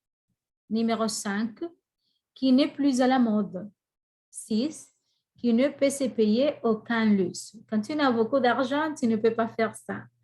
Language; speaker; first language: French; non-native, fluent; Spanish